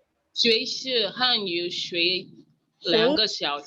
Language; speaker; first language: Chinese; non-native, learner; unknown